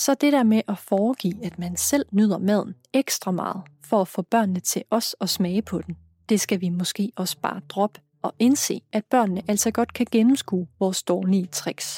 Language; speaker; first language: Danish; native; Danish